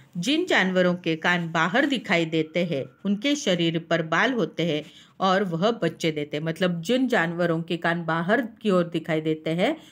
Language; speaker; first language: Hindi; non-native, local second language; Marathi